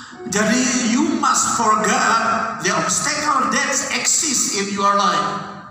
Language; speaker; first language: English; non-native, learner; Indonesian